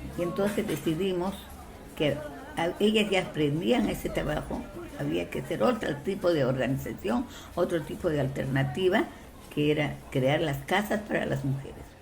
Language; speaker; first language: Spanish; non-native, local second language; Quechua